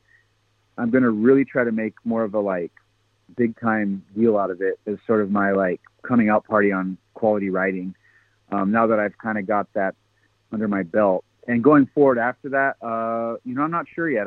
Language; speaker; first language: English; native; English